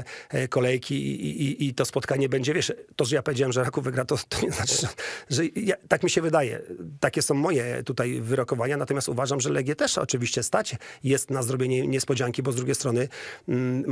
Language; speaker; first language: Polish; native; Polish